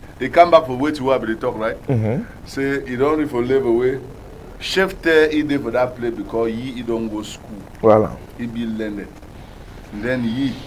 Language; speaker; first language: Nigerian Pidgin; native; Nigerian Pidgin